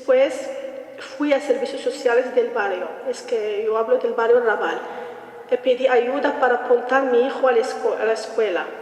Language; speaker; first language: Spanish; non-native, learner; Arabic